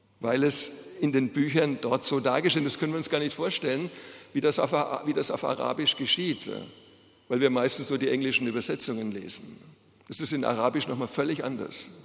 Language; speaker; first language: German; native; German